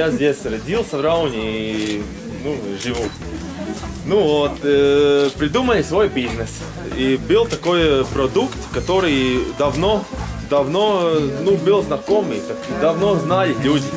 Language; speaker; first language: Russian; non-native, local second language; Latvian